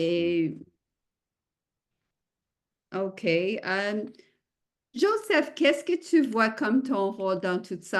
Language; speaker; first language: French; non-native, fluent; English